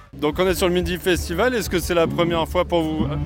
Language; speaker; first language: French; native; French